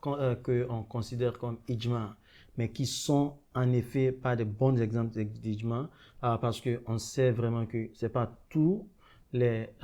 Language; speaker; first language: French; non-native, fluent; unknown